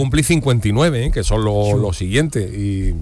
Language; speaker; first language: Spanish; native; Spanish